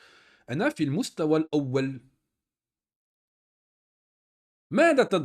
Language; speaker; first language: Arabic; non-native, fluent; French